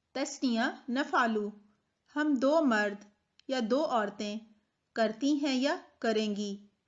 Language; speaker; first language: Urdu; native; Urdu